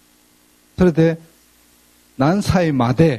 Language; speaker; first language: Japanese; non-native, fluent; Korean